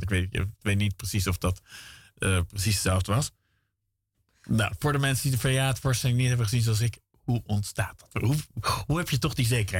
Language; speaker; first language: Dutch; native; Dutch